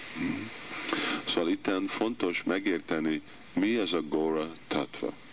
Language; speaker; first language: Hungarian; early bilingual, heritage; Hungarian